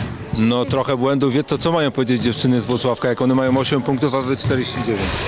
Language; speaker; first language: Polish; native; Polish